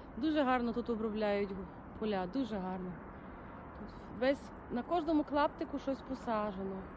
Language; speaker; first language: Ukrainian; non-native, local second language; Russian